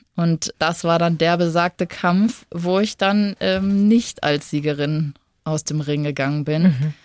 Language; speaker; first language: German; native; German